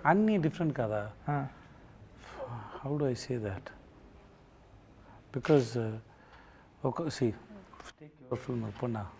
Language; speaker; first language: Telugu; non-native, learner; Tamil